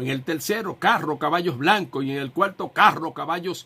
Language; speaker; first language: Spanish; native; Spanish